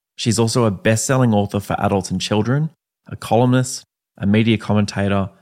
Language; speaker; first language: English; native; English